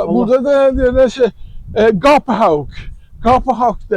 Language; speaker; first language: Turkish; non-native, learner; Persian